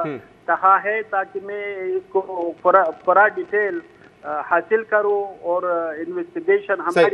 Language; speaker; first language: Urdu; non-native, fluent; Pashto